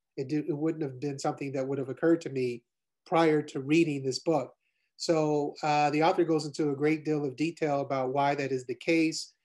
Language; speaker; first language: English; native; English